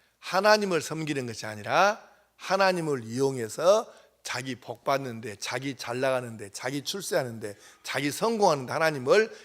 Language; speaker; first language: Korean; native; Korean